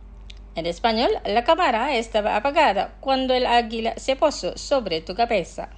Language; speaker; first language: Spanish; non-native, fluent; Indonesian